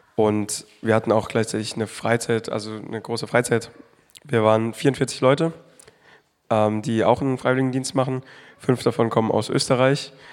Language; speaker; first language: German; native; German